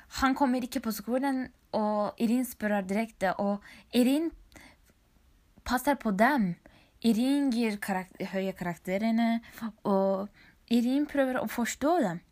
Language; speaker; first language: Norwegian; non-native, learner; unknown